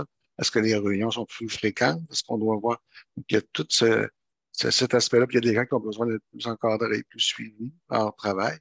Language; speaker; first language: French; native; French